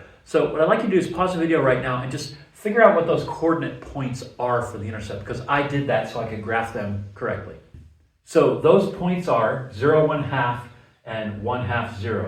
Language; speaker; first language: English; native; English